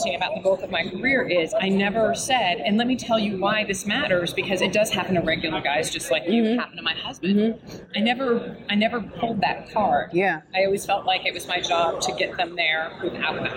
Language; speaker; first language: English; native; English